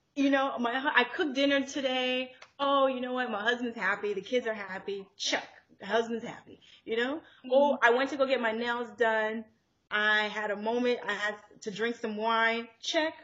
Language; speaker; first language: English; native; English